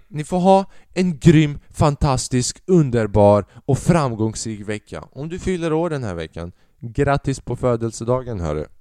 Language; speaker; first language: Swedish; early bilingual, other home language; Albanian